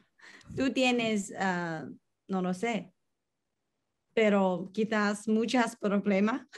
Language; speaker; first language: Spanish; non-native, learner; Chinese